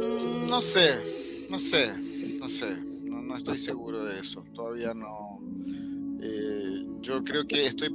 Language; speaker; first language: Spanish; early bilingual, heritage; Spanish